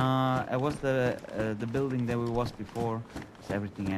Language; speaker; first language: English; non-native, fluent; Italian